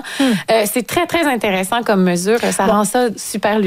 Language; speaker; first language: French; native; French